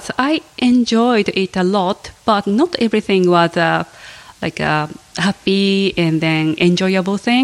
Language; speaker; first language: English; non-native, fluent; Japanese